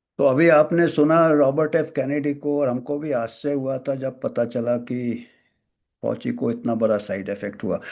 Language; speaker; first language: Hindi; non-native, local second language; Bangla